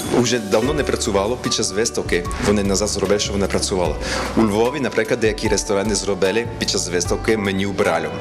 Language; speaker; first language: Ukrainian; early bilingual, heritage; Ukrainian